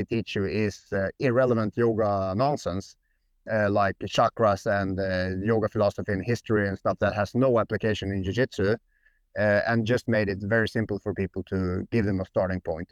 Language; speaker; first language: English; non-native, fluent; Swedish